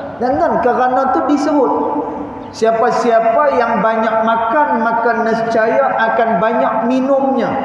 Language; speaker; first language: Malay; native; Malay